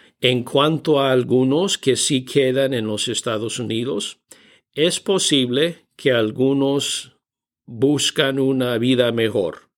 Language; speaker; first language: Spanish; non-native, fluent; English